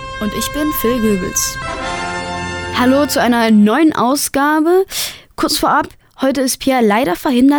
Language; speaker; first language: German; native; German